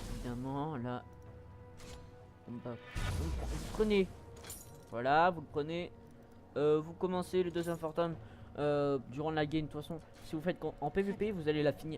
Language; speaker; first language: French; native; French